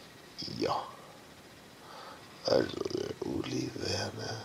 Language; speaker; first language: German; non-native, learner; English